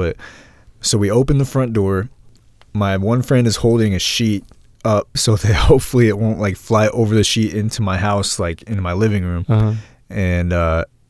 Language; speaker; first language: English; native; English